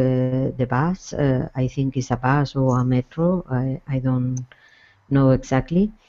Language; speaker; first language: English; non-native, learner; Spanish